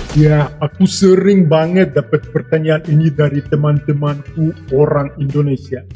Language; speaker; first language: Indonesian; non-native, fluent; Russian